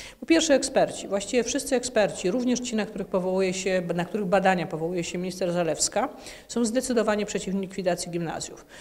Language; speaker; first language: Polish; native; Polish